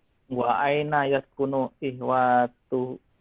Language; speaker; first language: Arabic; non-native, learner; Indonesian